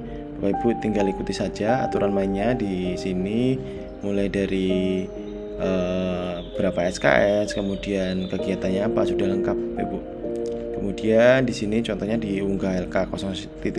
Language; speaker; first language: Indonesian; native; Indonesian